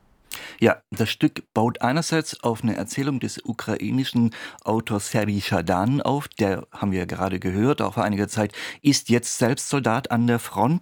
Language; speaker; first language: German; native; German